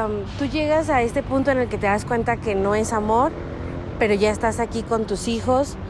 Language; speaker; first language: Spanish; native; Spanish